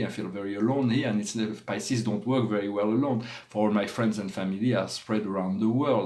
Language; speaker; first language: English; non-native, fluent; French